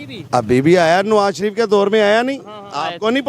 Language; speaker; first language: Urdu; non-native, local second language; Punjabi